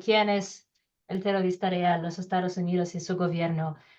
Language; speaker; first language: Spanish; non-native, learner; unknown